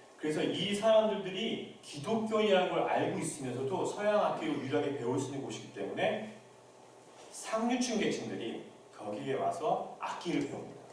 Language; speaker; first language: Korean; native; Korean